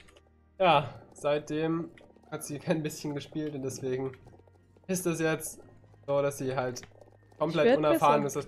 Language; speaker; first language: German; native; German